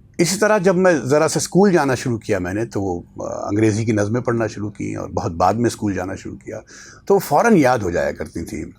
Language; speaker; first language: Urdu; native; Urdu